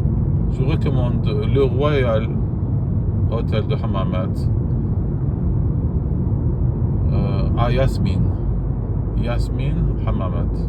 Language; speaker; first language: French; non-native, fluent; Arabic